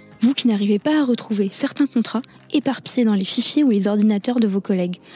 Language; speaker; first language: French; native; French